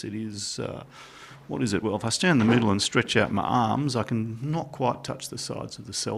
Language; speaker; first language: English; native; English